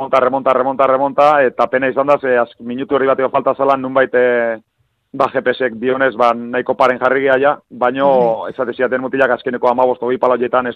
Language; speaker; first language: Basque; native; Basque